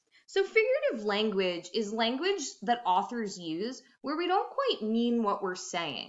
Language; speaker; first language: English; native; English